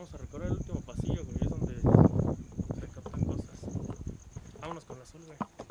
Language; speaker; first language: Spanish; native; Spanish